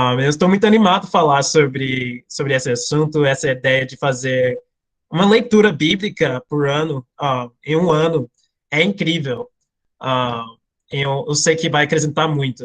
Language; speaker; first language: Portuguese; non-native, fluent; English